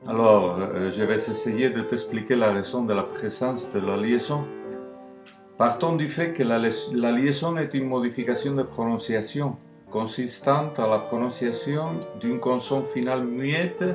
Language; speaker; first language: French; non-native, learner; Spanish